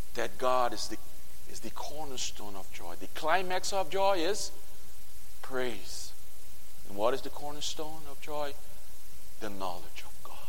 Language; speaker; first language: English; non-native, fluent; Portuguese